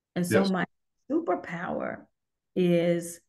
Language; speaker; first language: English; native; English